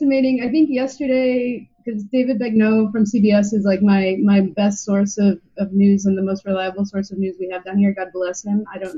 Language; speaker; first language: English; native; English